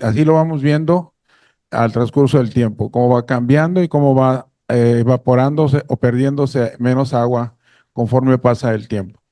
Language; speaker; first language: Spanish; native; Spanish